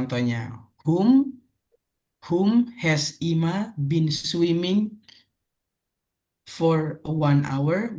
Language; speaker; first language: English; non-native, fluent; Indonesian